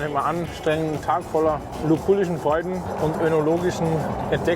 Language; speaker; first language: German; native; German